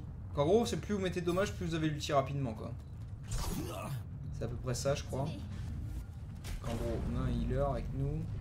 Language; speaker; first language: French; native; French